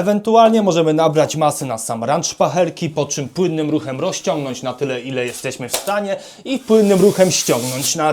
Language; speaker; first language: Polish; native; Polish